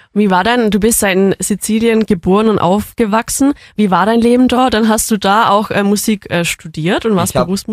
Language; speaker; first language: German; native; German